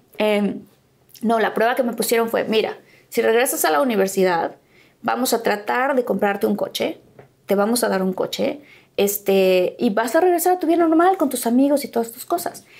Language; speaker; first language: Spanish; native; Spanish